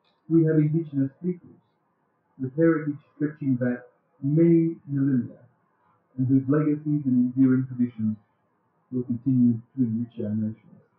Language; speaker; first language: English; native; English